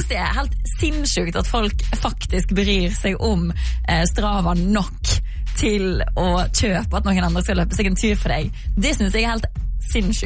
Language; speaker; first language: Norwegian; native; Norwegian